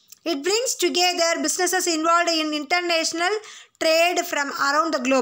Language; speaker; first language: English; non-native, local second language; Tamil